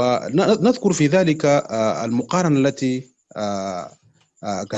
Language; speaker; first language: Arabic; native; Arabic